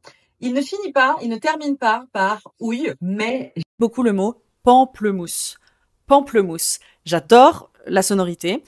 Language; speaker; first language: French; native; French